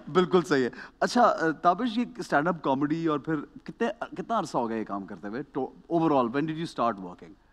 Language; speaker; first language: Urdu; native; Urdu